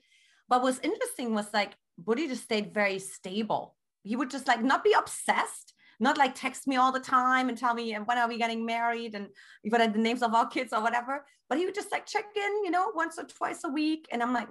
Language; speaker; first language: English; non-native, fluent; German